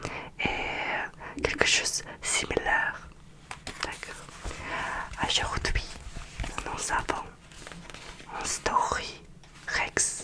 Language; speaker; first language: French; non-native, learner; Russian